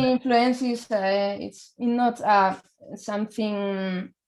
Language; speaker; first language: English; non-native, learner; Spanish